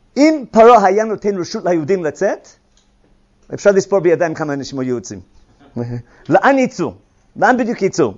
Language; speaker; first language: Hebrew; non-native, fluent; English